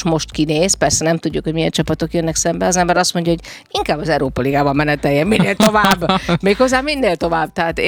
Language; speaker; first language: Hungarian; native; Hungarian